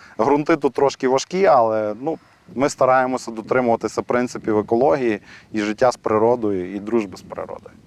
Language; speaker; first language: Ukrainian; native; Ukrainian